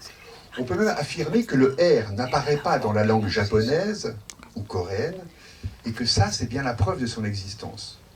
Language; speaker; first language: French; native; French